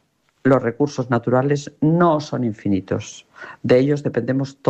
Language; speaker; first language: Spanish; native; Spanish